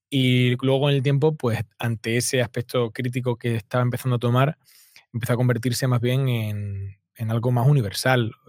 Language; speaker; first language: Spanish; native; Spanish